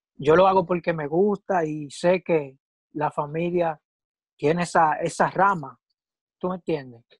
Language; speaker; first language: Spanish; native; Spanish